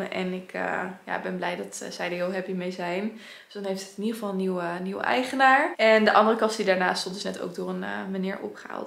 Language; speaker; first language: Dutch; native; Dutch